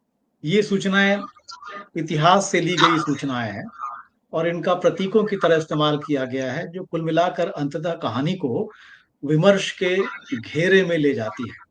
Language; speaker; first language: Hindi; native; Hindi